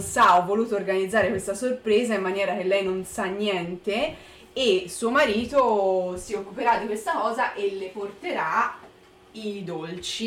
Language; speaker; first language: Italian; native; Italian